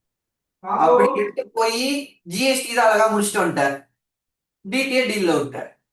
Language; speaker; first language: Tamil; native; Tamil